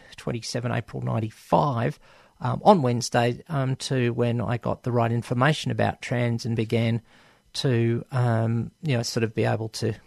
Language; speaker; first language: English; native; English